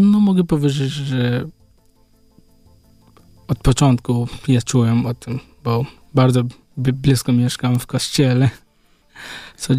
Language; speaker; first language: Polish; non-native, learner; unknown